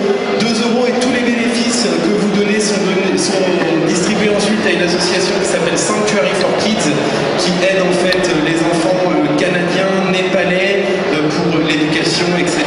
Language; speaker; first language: French; native; French